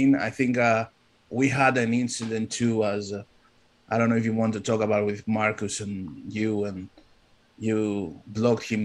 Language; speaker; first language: English; non-native, fluent; Greek